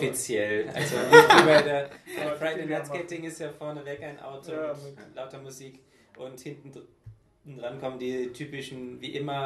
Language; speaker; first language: German; native; German